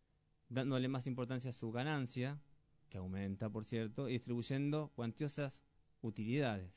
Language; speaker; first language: Spanish; native; Spanish